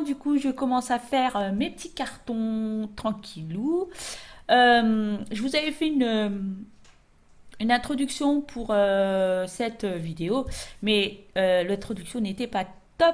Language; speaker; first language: French; native; French